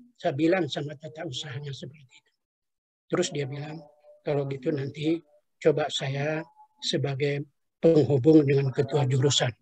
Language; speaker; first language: Indonesian; non-native, local second language; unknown